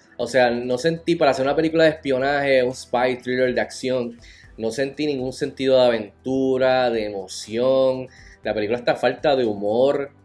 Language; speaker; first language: Spanish; native; Spanish